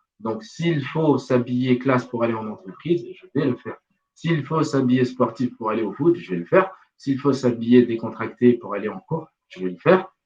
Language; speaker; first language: French; non-native, local second language; Wolof